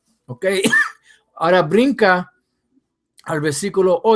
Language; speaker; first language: Spanish; early bilingual, heritage; English